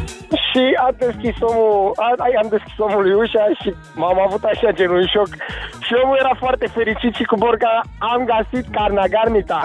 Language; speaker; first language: Romanian; native; Romanian